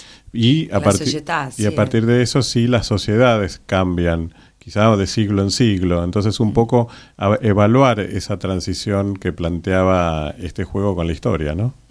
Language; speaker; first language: Spanish; native; Spanish